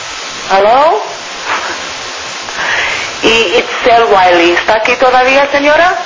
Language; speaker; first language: Spanish; non-native, fluent; English